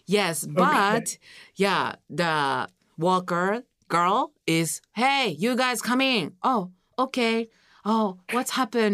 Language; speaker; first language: English; non-native, learner; Japanese